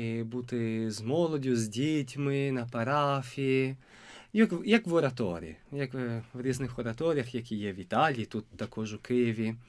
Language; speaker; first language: Ukrainian; non-native, fluent; Italian